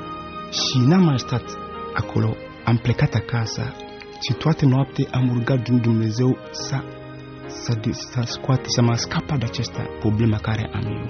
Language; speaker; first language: Romanian; non-native, fluent; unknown